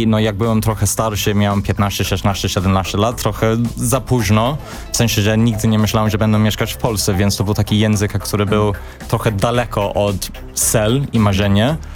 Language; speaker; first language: Polish; non-native, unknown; English